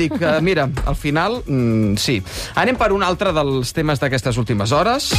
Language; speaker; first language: Catalan; native; Catalan